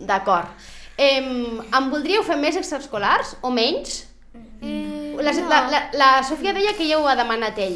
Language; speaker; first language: Catalan; native; Catalan